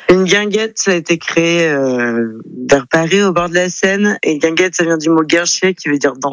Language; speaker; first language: French; native; French